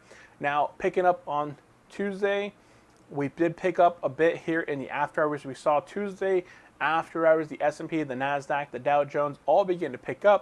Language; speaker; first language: English; native; English